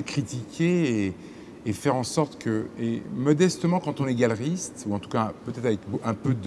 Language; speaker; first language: French; native; French